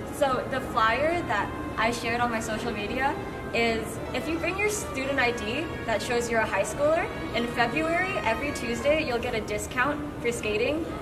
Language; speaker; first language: English; native; English